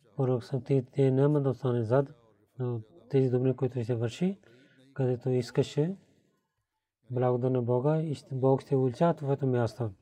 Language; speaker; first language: Bulgarian; non-native, fluent; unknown